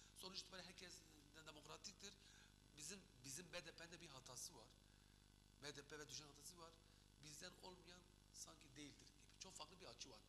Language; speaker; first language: Turkish; non-native, local second language; Kurdish